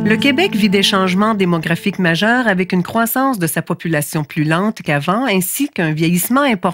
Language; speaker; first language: French; native; French